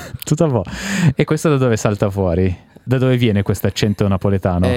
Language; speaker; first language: Italian; native; Italian